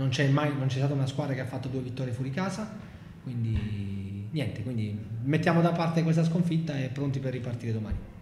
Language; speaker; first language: Italian; native; Italian